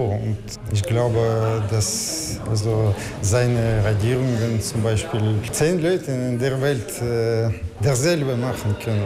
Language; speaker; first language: German; non-native, learner; Russian